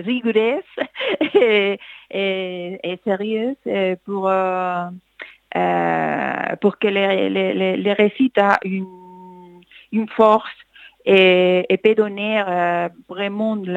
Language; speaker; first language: French; non-native, fluent; Spanish